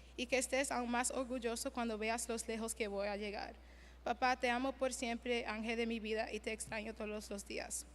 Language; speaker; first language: Spanish; early bilingual, heritage; Spanish